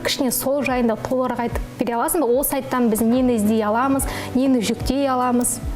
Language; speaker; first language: Kazakh; native; Kazakh